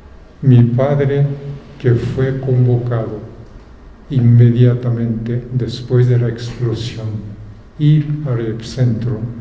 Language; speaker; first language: Spanish; non-native, fluent; Japanese